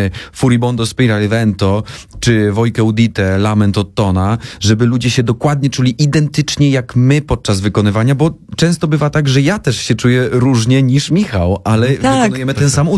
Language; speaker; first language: Polish; native; Polish